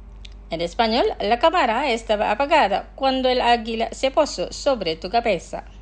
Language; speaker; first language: Spanish; non-native, fluent; Indonesian